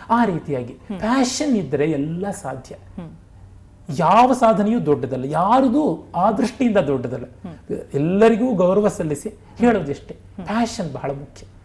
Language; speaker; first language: Kannada; non-native, local second language; Tamil